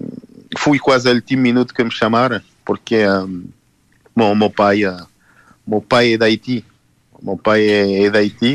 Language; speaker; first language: Portuguese; non-native, learner; French